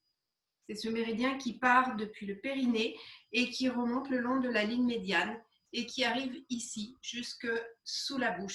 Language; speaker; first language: French; native; French